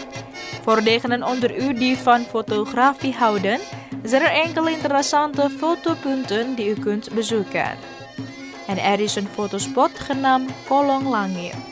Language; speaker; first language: Dutch; non-native, fluent; Indonesian